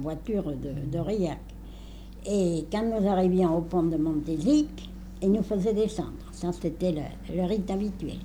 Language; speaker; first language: French; native; French